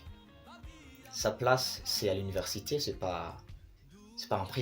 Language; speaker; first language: French; non-native, local second language; Swahili